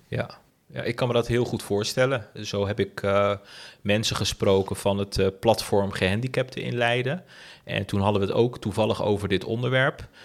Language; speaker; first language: Dutch; early bilingual, other home language; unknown